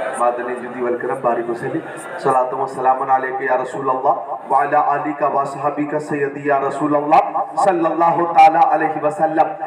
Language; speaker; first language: Urdu; native; Urdu